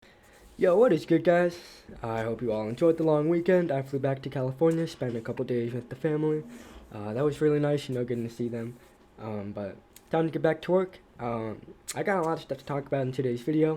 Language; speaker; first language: English; native; English